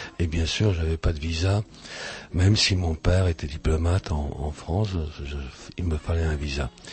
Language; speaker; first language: French; early bilingual, other home language; Czech